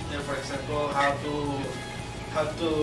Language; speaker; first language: English; non-native, learner; Spanish